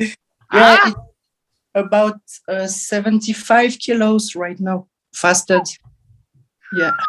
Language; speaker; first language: English; non-native, learner; French